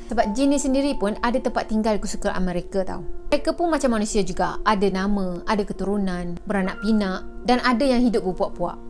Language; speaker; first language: Malay; native; Malay